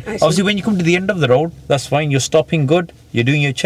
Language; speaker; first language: English; native; English